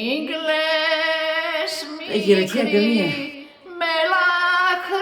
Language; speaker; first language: Greek; native; Greek